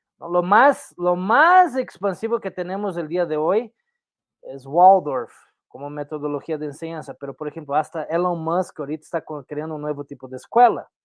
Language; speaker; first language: Spanish; non-native, fluent; Portuguese